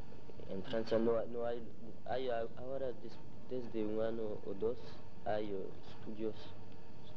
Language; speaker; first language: Spanish; non-native, learner; French